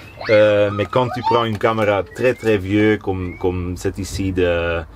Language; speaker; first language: French; non-native, local second language; Dutch